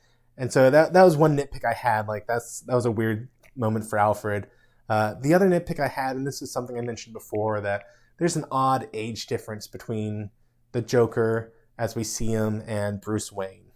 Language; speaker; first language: English; native; English